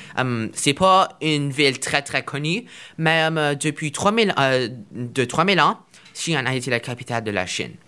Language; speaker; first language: French; non-native, fluent; Chinese